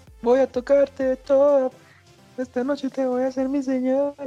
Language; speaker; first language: Spanish; native; Spanish